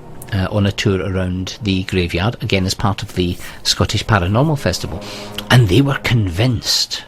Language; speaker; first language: English; native; English